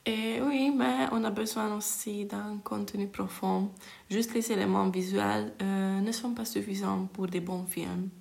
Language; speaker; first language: French; non-native, fluent; Hungarian